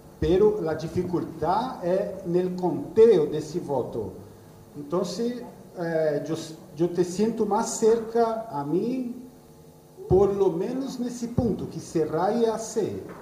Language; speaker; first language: Spanish; non-native, fluent; Portuguese